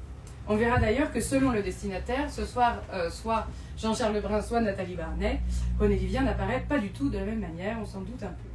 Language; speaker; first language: French; native; French